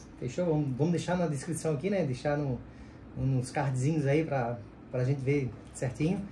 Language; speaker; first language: Portuguese; native; Portuguese